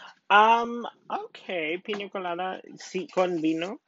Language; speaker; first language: Spanish; early bilingual, heritage; Spanish